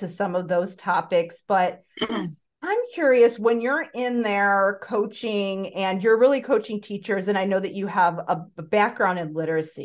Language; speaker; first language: English; native; English